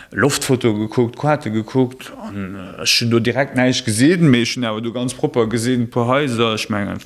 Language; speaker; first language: Luxembourgish; native; Luxembourgish